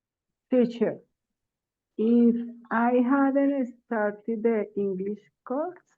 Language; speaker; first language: English; non-native, learner; Spanish